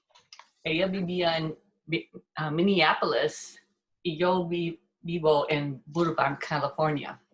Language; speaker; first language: Spanish; non-native, learner; English